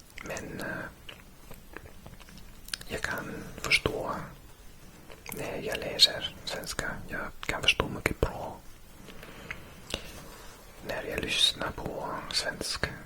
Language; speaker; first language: Swedish; non-native, learner; English